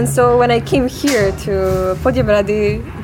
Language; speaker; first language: English; non-native, fluent; Macedonian